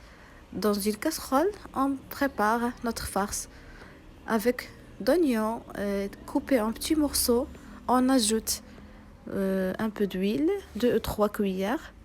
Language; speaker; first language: French; non-native, local second language; Arabic